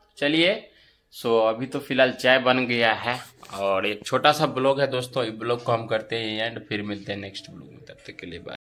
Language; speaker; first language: Hindi; native; Hindi